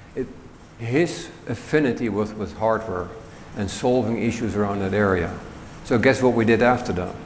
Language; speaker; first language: English; non-native, fluent; Dutch